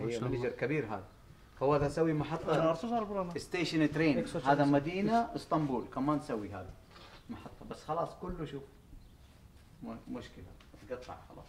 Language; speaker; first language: Arabic; non-native, learner; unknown